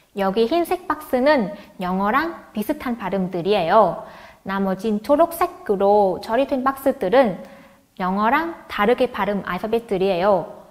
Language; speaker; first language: Korean; non-native, fluent; Vietnamese